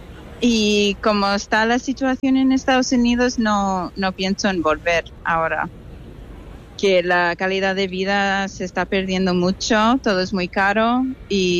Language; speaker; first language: Spanish; non-native, fluent; English